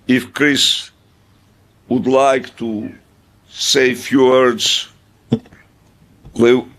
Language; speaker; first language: English; non-native, learner; Albanian